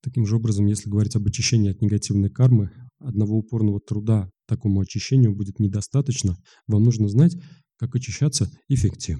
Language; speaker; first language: Russian; native; Russian